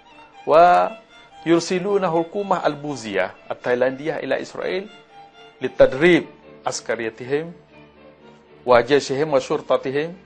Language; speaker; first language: Arabic; non-native, learner; Malay